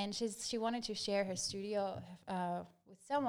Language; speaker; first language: English; non-native, fluent; Greek